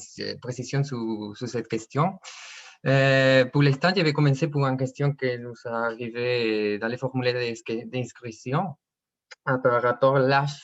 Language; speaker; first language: French; non-native, fluent; Spanish